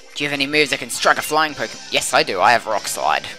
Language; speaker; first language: English; native; English